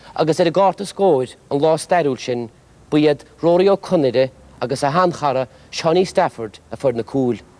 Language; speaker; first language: Irish; native; Irish